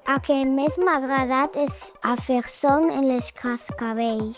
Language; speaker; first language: Catalan; non-native, local second language; Spanish